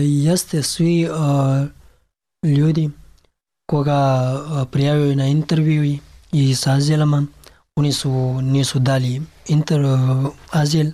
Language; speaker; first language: Serbian; non-native, learner; Pashto